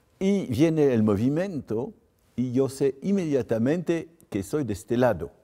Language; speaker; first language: Spanish; non-native, fluent; French